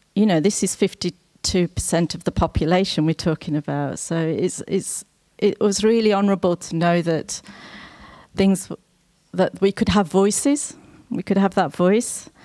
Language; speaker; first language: English; native; English